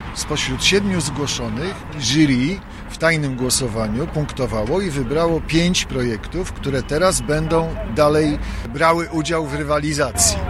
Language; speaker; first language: Polish; native; Polish